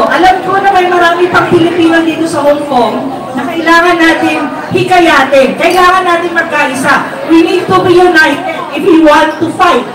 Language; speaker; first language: Filipino; non-native, local second language; Waray